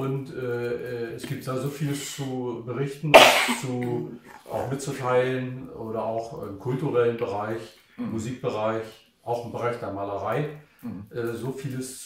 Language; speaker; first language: German; native; German